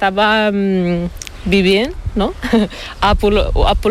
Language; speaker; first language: Catalan; non-native, learner; Ukrainian